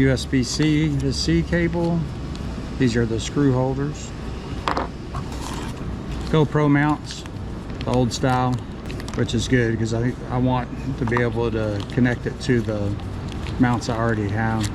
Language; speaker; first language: English; native; English